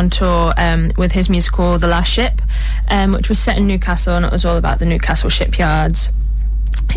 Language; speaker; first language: English; native; English